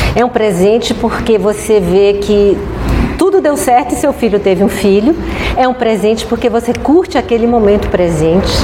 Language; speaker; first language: Portuguese; native; Portuguese